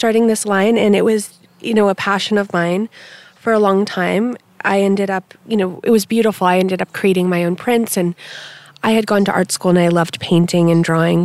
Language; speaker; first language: English; native; English